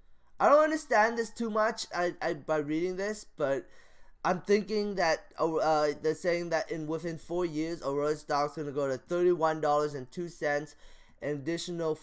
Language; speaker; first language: English; native; English